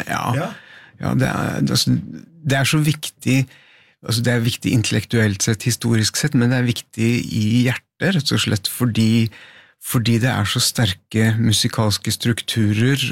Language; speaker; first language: Norwegian; native; Norwegian